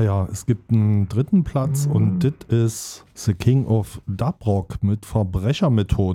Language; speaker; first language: German; native; German